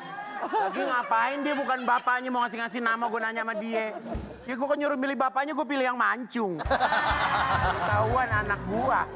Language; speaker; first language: Indonesian; native; Indonesian